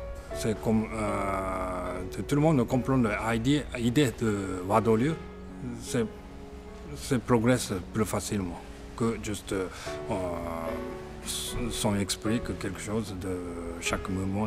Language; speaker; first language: French; non-native, learner; Japanese